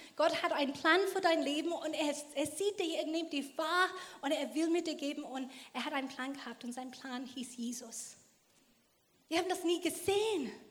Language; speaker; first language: German; non-native, fluent; English